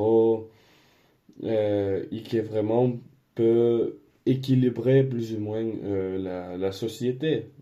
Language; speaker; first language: French; non-native, learner; Spanish